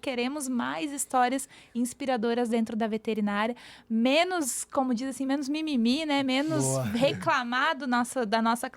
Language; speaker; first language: Portuguese; native; Portuguese